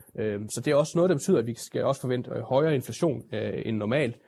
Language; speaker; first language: Danish; native; Danish